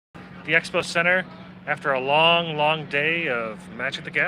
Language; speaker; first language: English; native; English